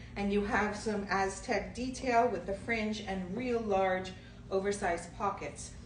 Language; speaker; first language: English; native; English